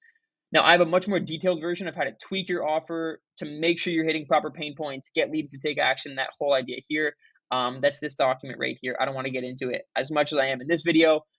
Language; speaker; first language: English; native; English